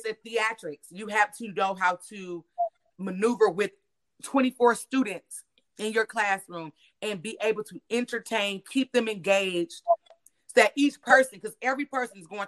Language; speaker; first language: English; native; English